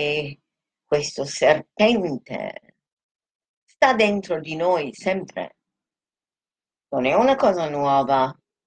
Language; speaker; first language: Italian; non-native, fluent; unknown